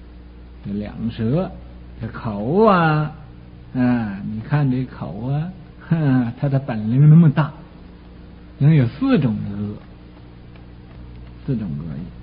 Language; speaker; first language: Chinese; native; Chinese